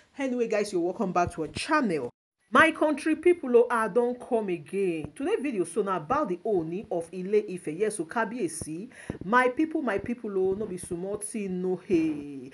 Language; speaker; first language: Nigerian Pidgin; non-native, local second language; Yoruba